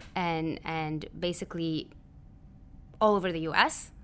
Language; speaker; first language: English; early bilingual, other home language; Hebrew